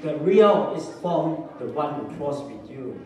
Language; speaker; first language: English; non-native, learner; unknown